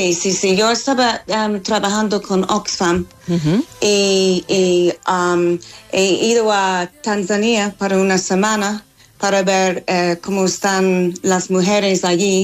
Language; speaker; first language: Spanish; non-native, learner; English